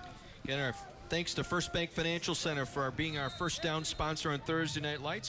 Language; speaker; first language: English; native; English